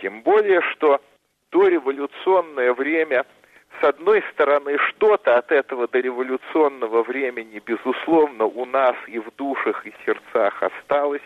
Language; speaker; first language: Russian; native; Russian